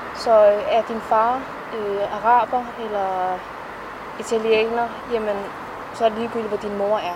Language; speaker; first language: Danish; early bilingual, other home language; Somali